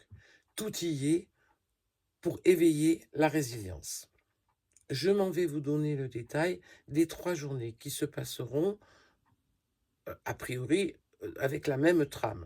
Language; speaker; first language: French; native; French